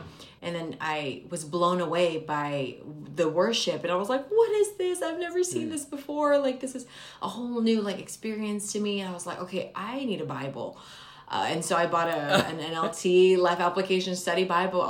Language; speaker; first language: English; early bilingual, other home language; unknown